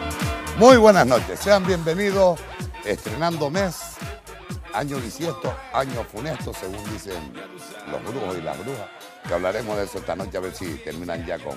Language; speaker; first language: Spanish; native; Spanish